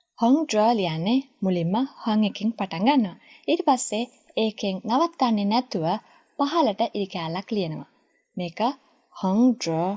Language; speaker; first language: Sinhala; native; Sinhala